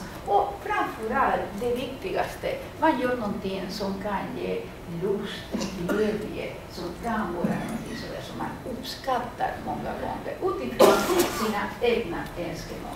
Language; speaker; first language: Swedish; non-native, fluent; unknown